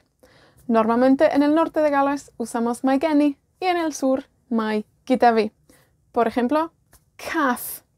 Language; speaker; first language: Spanish; non-native, fluent; Welsh